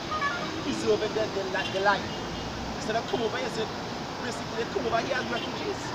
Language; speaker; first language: English; native; English